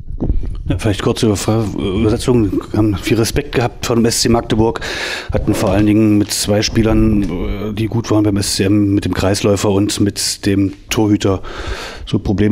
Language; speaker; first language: German; native; German